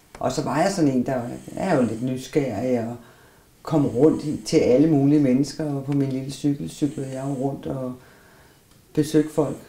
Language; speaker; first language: Danish; native; Danish